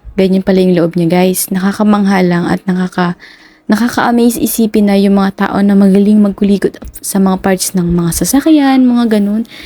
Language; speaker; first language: Filipino; native; Filipino